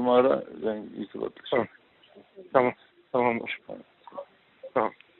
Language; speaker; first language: Turkish; non-native, learner; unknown